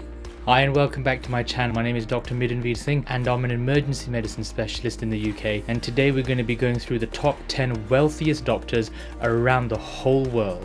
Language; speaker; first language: English; native; English